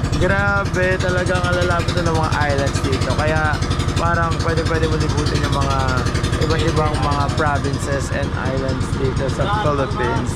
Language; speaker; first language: Filipino; native; Filipino